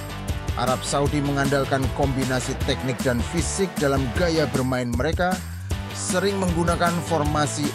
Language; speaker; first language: Indonesian; native; Indonesian